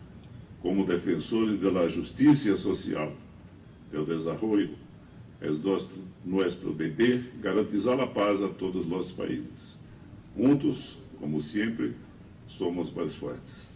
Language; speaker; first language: Spanish; non-native, learner; Portuguese